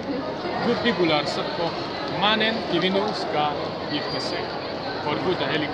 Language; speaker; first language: Swedish; non-native, learner; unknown